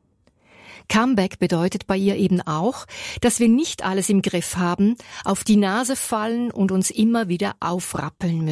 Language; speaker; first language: German; native; German